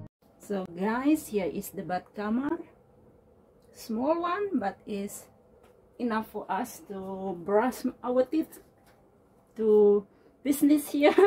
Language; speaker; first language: English; non-native, learner; Indonesian